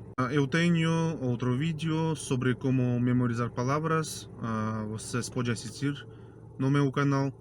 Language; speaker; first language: Portuguese; non-native, fluent; Russian